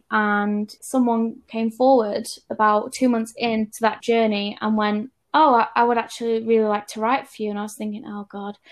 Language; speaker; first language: English; native; English